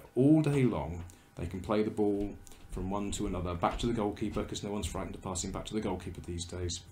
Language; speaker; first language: English; native; English